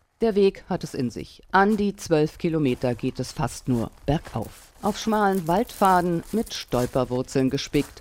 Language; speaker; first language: German; native; German